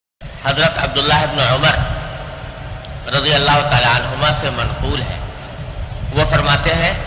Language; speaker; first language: Urdu; native; Urdu